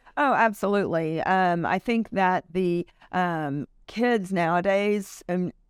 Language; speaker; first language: English; native; English